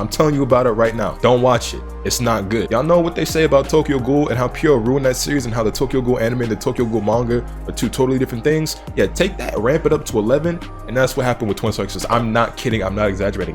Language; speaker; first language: English; native; English